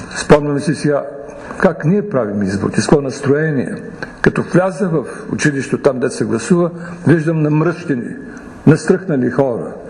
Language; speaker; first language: Bulgarian; native; Bulgarian